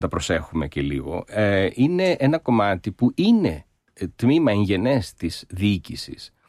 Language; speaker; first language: Greek; early bilingual, heritage; Greek